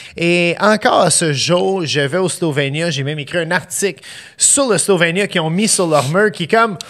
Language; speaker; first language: French; native; French